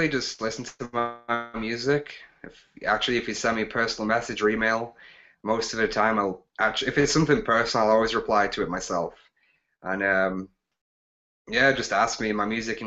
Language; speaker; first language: English; native; English